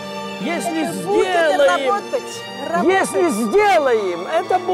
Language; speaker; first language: Russian; non-native, local second language; Ukrainian